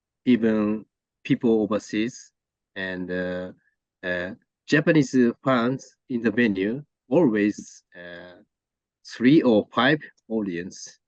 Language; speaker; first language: English; non-native, learner; Japanese